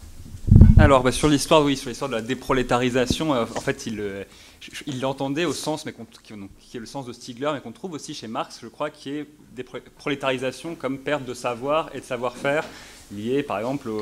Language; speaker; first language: French; native; French